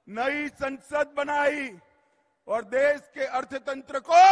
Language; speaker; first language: Hindi; non-native, local second language; Gujarati